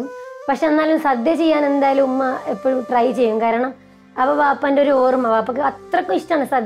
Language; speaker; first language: Malayalam; native; Malayalam